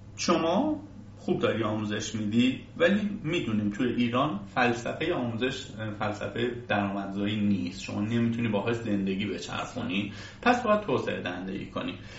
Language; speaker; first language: Persian; native; Persian